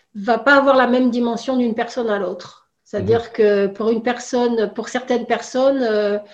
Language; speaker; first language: French; native; French